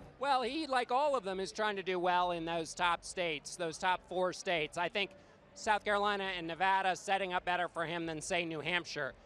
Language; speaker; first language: English; native; English